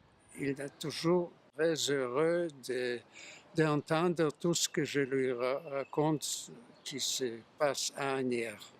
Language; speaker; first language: French; non-native, fluent; Yiddish